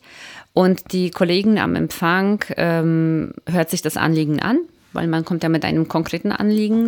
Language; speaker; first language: German; native; German